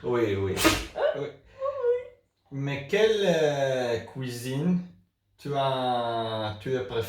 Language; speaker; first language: French; non-native, learner; Hebrew